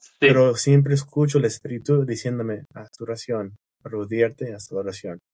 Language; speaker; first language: Spanish; non-native, fluent; English